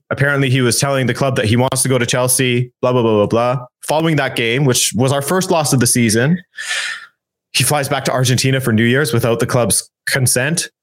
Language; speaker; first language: English; native; English